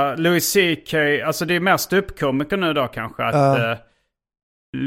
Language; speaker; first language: Swedish; native; Swedish